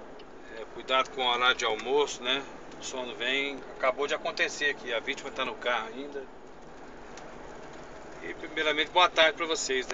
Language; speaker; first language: Portuguese; native; Portuguese